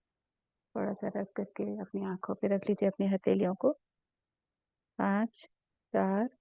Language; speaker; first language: Hindi; native; Hindi